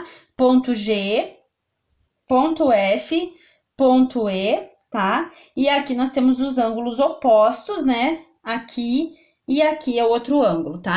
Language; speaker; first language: Portuguese; native; Portuguese